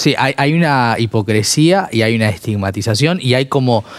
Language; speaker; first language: Spanish; native; Spanish